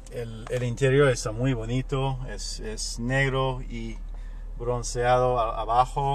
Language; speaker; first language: Spanish; non-native, learner; French